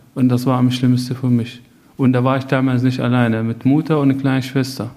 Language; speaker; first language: German; non-native, fluent; Arabic